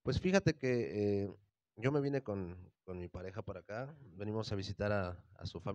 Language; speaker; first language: Spanish; native; Spanish